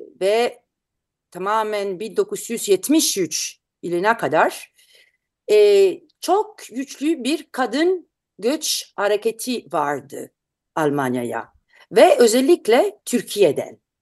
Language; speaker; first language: Turkish; non-native, learner; Italian